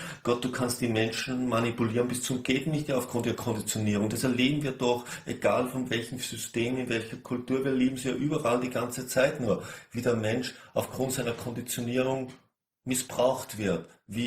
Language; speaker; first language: German; native; German